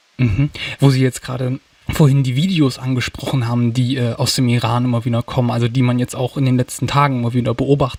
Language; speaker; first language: German; native; German